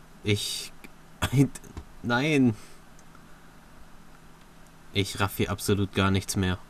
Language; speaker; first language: German; native; German